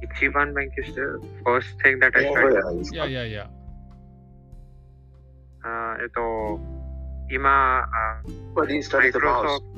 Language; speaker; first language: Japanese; non-native, learner; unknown